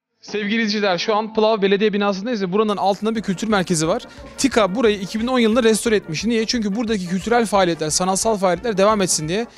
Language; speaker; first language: Turkish; native; Turkish